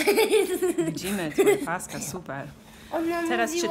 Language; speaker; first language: Polish; early bilingual, heritage; Polish